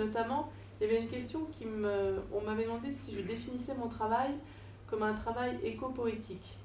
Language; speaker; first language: French; native; French